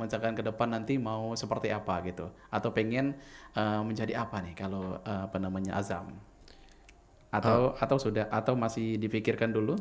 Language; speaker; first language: Indonesian; native; Indonesian